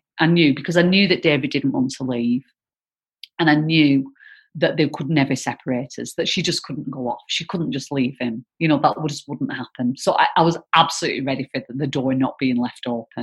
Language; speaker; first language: English; native; English